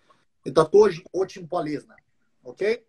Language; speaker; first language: Russian; non-native, learner; English